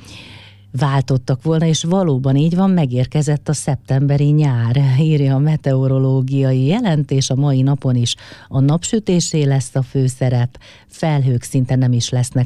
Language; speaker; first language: Hungarian; native; Hungarian